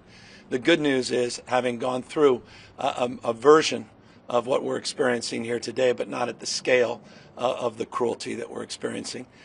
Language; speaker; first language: English; native; English